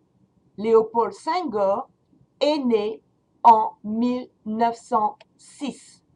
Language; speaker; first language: French; non-native, fluent; English